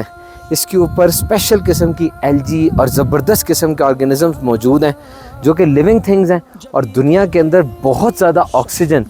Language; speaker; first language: Urdu; native; Urdu